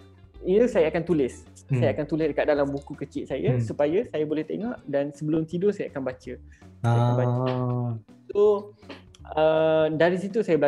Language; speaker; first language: Malay; native; Malay